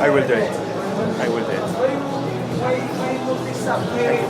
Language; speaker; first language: English; non-native, learner; Spanish